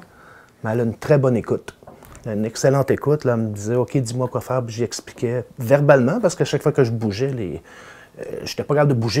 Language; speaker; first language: French; native; French